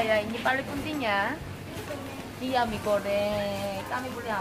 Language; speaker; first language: Indonesian; non-native, fluent; Korean